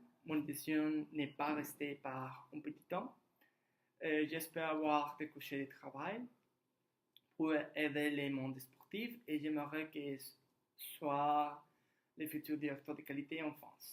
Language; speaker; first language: French; non-native, learner; Spanish